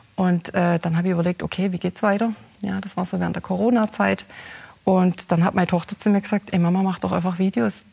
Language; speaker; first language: German; native; German